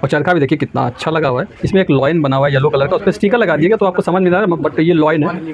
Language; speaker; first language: Hindi; native; Hindi